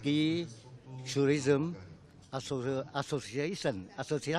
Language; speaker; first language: Bulgarian; non-native, learner; Vietnamese